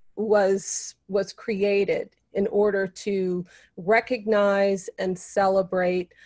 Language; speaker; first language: English; native; English